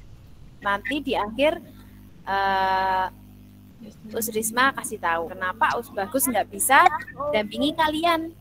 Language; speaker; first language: Indonesian; native; Indonesian